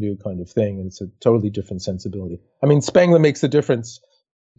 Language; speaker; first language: English; native; English